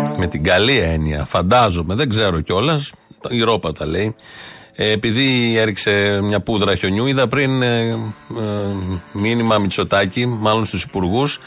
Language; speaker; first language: Greek; non-native, fluent; Bulgarian